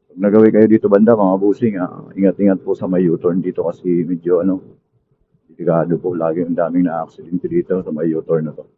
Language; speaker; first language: Filipino; non-native, local second language; Bikol